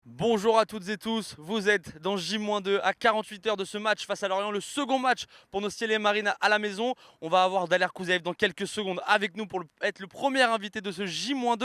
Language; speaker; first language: French; native; French